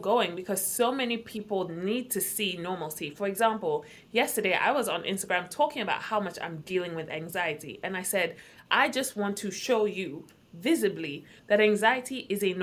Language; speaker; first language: English; non-native, local second language; Akan